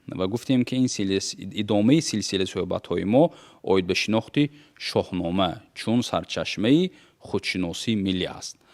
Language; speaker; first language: Tajik; native; Tajik